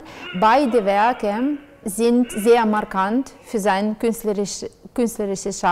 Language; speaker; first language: German; non-native, fluent; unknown